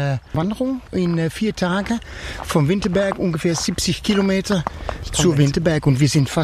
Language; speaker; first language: German; non-native, learner; Dutch